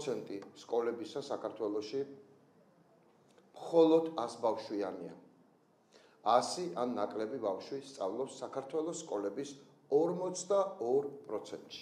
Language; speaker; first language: Georgian; native; Georgian